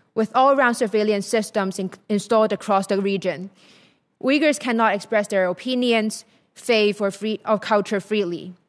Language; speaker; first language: English; non-native, local second language; Cantonese